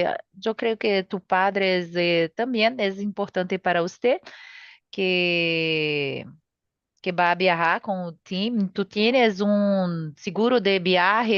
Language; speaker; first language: Spanish; non-native, learner; Portuguese